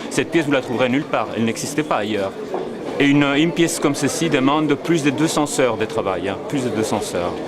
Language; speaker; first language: French; non-native, fluent; Spanish